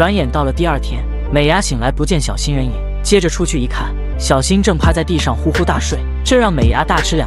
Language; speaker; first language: Chinese; native; Chinese